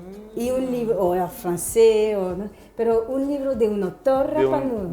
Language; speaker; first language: Spanish; non-native, fluent; French